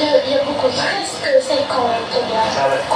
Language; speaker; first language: French; non-native, learner; Arabic